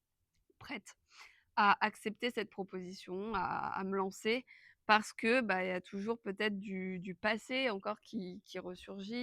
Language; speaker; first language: French; native; French